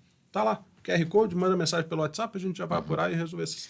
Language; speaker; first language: Portuguese; native; Portuguese